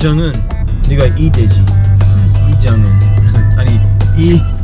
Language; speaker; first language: Korean; non-native, learner; English